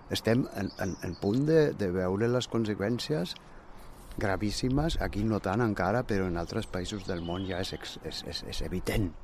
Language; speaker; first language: Catalan; non-native, fluent; German